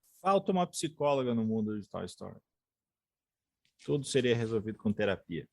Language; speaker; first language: Portuguese; native; Portuguese